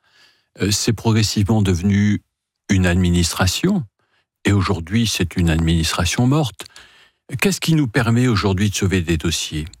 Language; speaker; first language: French; native; French